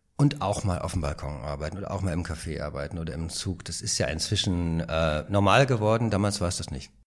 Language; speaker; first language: German; native; German